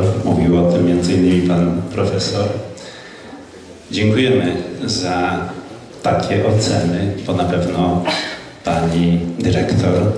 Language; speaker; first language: Polish; native; Polish